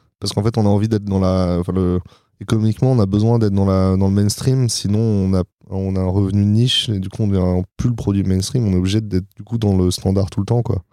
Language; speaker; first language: French; native; French